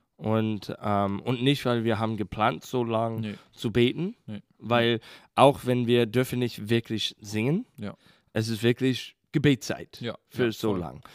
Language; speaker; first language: German; non-native, fluent; English